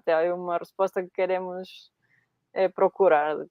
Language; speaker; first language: Portuguese; non-native, fluent; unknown